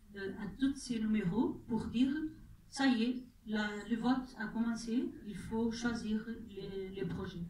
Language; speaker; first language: French; non-native, fluent; Portuguese